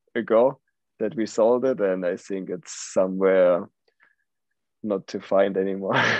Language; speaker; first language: English; non-native, fluent; German